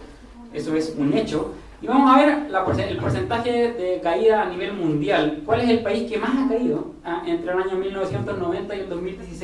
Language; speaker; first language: Spanish; native; Spanish